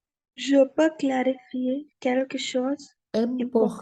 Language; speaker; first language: French; non-native, learner; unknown